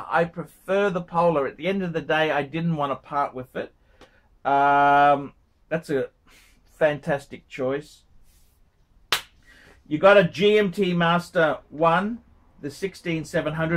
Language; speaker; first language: English; native; English